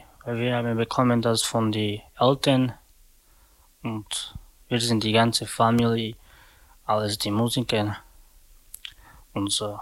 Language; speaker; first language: German; non-native, learner; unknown